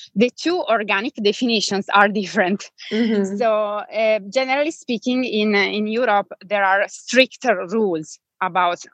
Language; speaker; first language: English; non-native, fluent; Italian